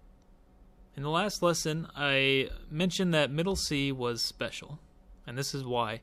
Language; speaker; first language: English; native; English